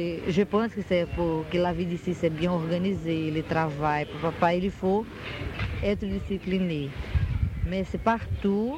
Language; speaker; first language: French; non-native, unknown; Portuguese